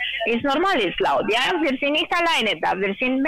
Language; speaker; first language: German; non-native, learner; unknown